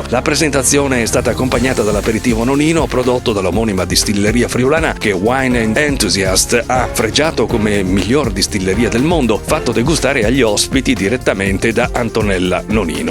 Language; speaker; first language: Italian; native; Italian